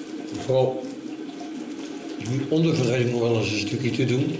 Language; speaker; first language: Dutch; native; Dutch